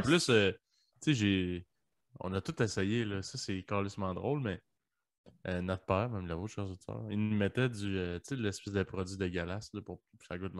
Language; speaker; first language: French; early bilingual, other home language; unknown